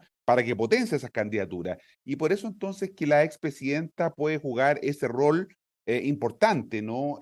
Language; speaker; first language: Spanish; native; Spanish